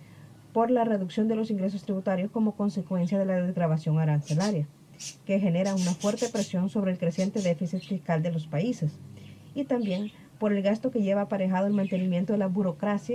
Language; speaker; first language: Spanish; native; Spanish